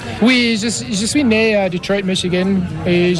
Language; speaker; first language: French; non-native, fluent; English